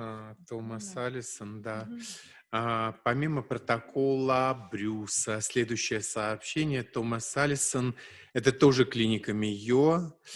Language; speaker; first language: Russian; native; Russian